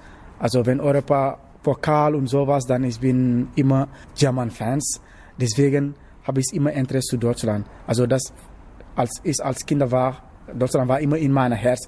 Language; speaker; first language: German; non-native, learner; Wolof